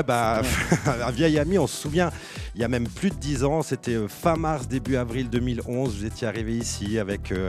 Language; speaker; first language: French; native; French